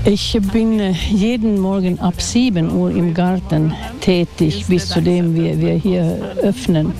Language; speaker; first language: German; non-native, fluent; Swedish